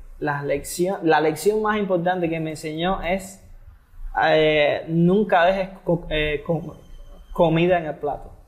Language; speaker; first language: Spanish; native; Spanish